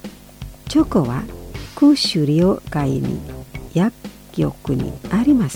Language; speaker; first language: Japanese; non-native, fluent; Indonesian